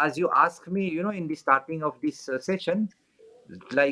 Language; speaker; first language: English; non-native, local second language; French